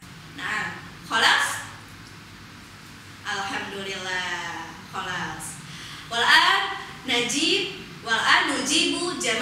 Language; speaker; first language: Arabic; non-native, fluent; Indonesian